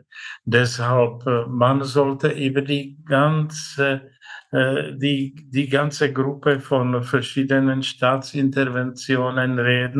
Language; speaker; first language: German; non-native, fluent; Czech